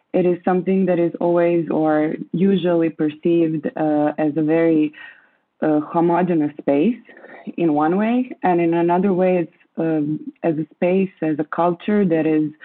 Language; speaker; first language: English; non-native, fluent; Croatian